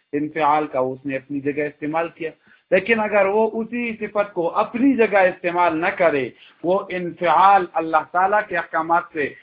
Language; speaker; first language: Urdu; non-native, local second language; Pashto